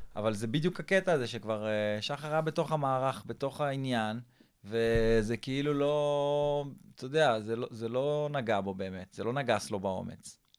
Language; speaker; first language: Hebrew; early bilingual, other home language; English